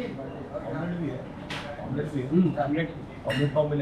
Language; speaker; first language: Hindi; non-native, local second language; Tamil